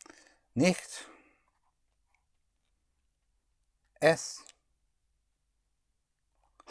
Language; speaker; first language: German; non-native, learner; English